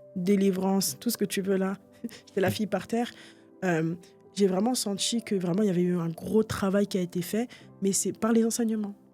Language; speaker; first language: French; early bilingual, other home language; Portuguese